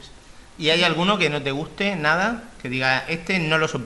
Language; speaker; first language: Spanish; native; Spanish